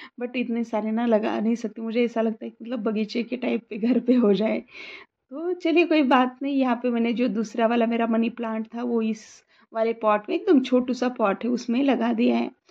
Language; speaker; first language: Hindi; non-native, local second language; Marathi